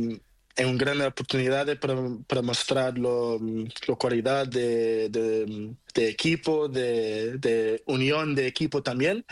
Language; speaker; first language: Spanish; non-native, learner; Portuguese